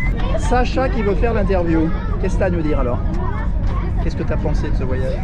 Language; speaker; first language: French; native; French